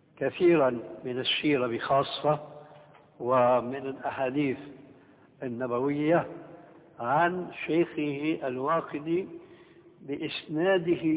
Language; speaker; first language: Arabic; early bilingual, other home language; Albanian